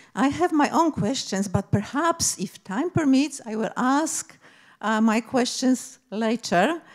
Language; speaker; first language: English; non-native, fluent; Polish